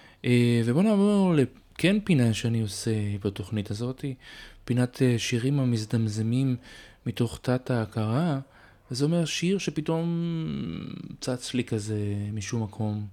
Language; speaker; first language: Hebrew; native; Hebrew